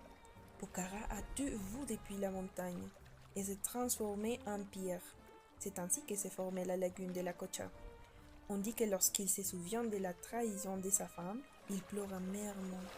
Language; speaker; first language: French; non-native, learner; Spanish